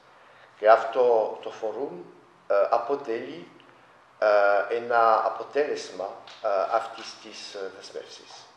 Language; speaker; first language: Greek; non-native, fluent; French